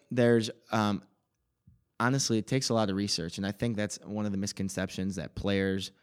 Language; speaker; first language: English; native; English